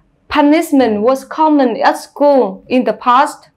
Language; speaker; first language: English; non-native, fluent; Vietnamese